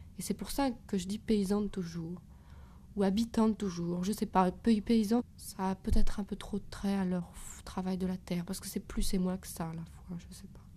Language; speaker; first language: French; native; French